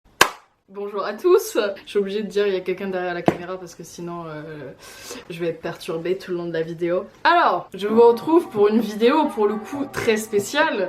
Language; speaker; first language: French; native; French